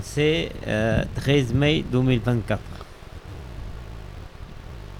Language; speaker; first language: French; non-native, learner; Arabic